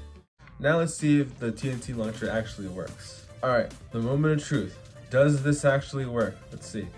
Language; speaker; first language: English; native; English